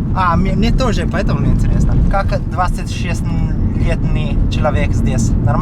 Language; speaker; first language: Russian; non-native, fluent; Italian